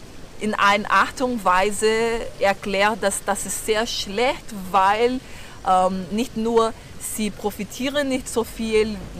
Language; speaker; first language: German; non-native, learner; Portuguese